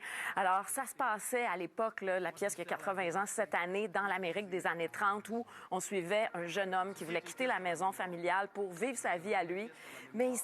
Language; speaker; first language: French; native; French